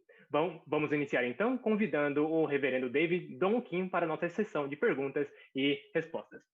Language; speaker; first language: Portuguese; native; Portuguese